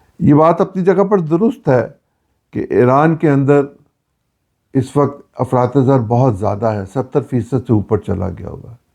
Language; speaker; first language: Urdu; native; Urdu